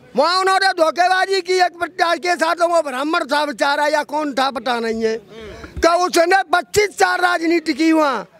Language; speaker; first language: Hindi; native; Hindi